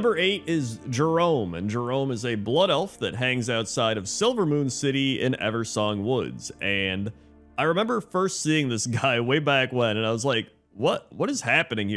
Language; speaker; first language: English; native; English